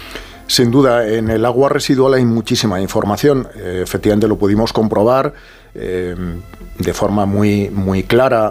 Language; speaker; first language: Spanish; native; Spanish